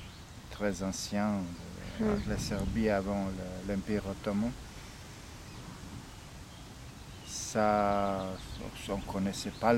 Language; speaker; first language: French; non-native, fluent; Serbian